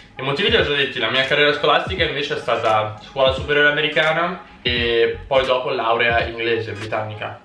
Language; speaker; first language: Italian; early bilingual, heritage; Italian